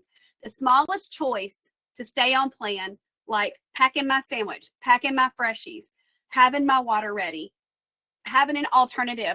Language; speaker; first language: English; native; English